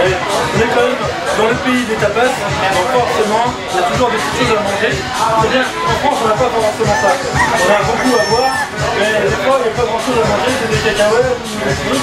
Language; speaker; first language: French; native; French